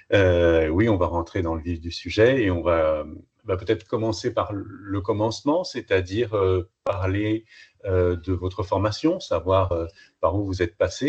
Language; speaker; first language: French; native; French